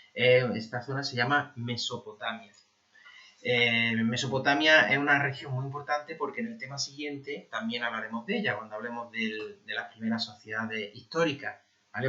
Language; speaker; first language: Spanish; native; Spanish